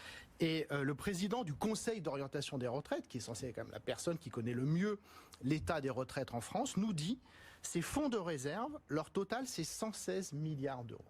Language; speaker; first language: French; native; French